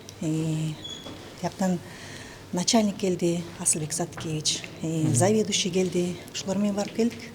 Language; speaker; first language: Kyrgyz; native; Kyrgyz